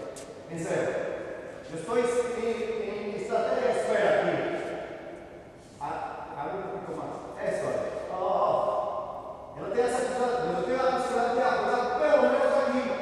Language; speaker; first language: Spanish; non-native, learner; Portuguese